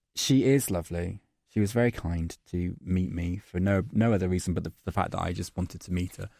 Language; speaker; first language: English; native; English